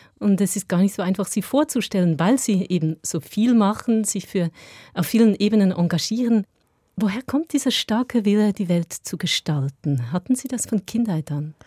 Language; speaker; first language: German; native; German